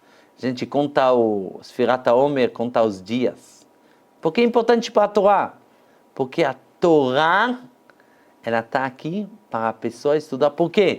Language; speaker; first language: Portuguese; non-native, fluent; Hebrew